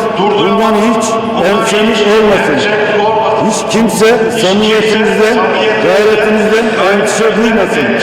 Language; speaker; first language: Turkish; native; Turkish